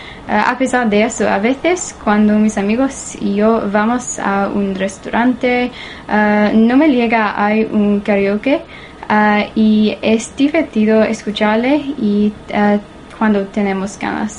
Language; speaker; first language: Spanish; non-native, learner; English